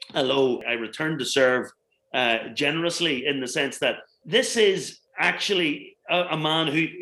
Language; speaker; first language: English; native; English